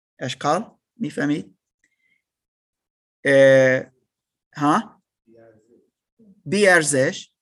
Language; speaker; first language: Persian; non-native, learner; English